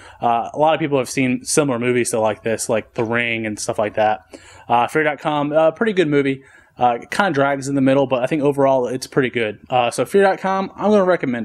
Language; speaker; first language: English; native; English